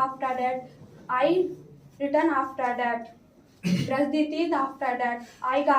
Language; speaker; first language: English; non-native, learner; Hindi